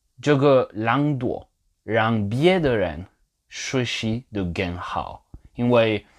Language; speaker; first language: Chinese; non-native, fluent; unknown